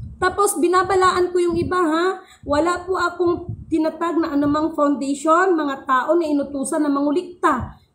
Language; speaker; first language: Filipino; non-native, local second language; Cebuano